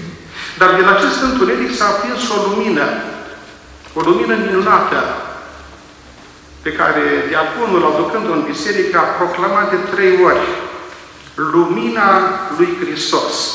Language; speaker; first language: Romanian; native; Romanian